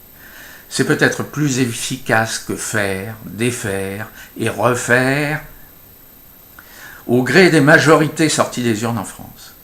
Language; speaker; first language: French; native; French